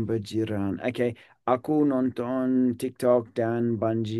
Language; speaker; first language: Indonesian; non-native, learner; English